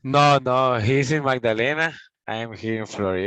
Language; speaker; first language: English; non-native, learner; Spanish